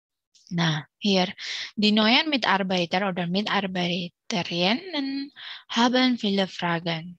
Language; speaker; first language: German; non-native, learner; Indonesian